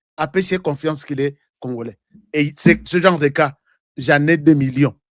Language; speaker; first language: French; non-native, local second language; Lingala